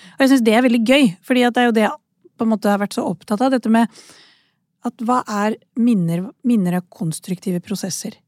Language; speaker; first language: Norwegian; early bilingual, other home language; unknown